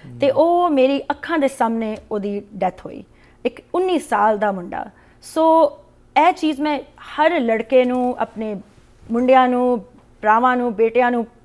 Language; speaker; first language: Punjabi; early bilingual, heritage; Punjabi